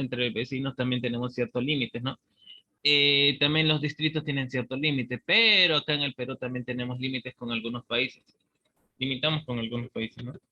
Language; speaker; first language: Spanish; native; Spanish